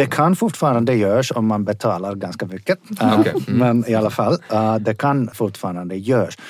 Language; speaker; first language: Swedish; non-native, fluent; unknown